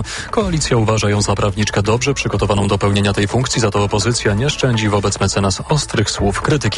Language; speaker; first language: Polish; native; Polish